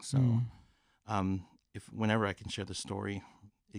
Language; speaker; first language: English; native; English